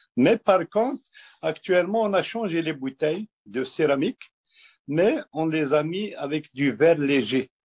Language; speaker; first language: French; non-native, local second language; Kabyle